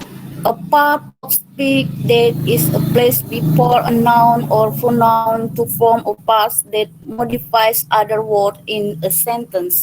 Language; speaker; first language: English; non-native, learner; Indonesian